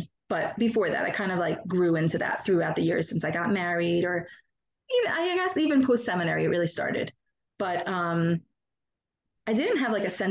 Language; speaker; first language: English; native; English